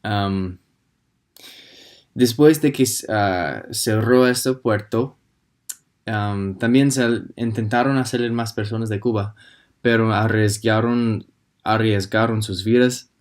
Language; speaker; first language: Spanish; non-native, fluent; English